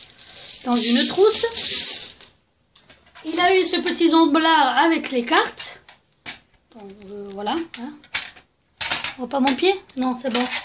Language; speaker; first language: French; native; French